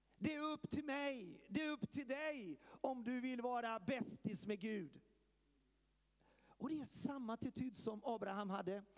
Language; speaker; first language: Swedish; early bilingual, heritage; Swedish